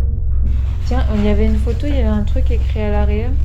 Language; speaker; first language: French; native; French